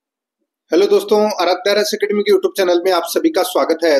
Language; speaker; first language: Hindi; native; Hindi